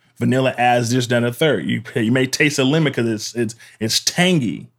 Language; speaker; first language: English; native; English